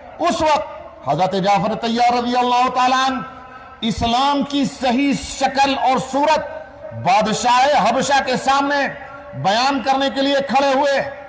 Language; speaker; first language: Urdu; native; Urdu